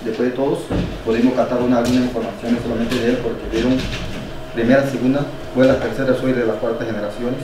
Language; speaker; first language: Spanish; non-native, local second language; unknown